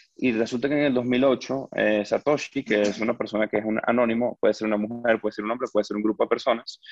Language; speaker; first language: Spanish; native; Spanish